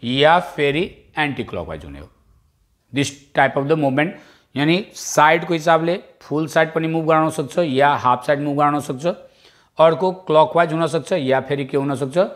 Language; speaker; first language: Nepali; non-native, local second language; Bhojpuri